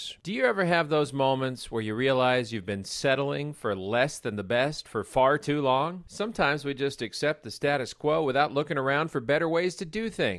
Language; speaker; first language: English; native; English